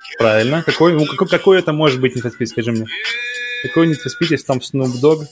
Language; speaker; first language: Russian; native; Russian